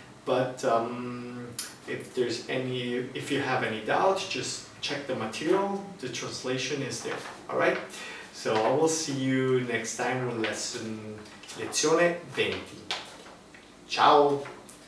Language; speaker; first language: English; non-native, fluent; Italian